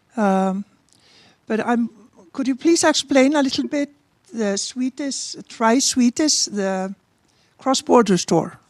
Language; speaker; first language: English; non-native, fluent; Icelandic